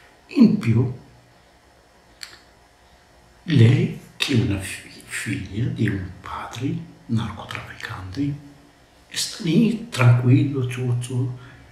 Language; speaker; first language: Italian; non-native, learner; Arabic